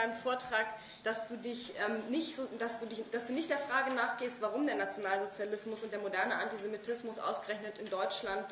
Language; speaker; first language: German; native; German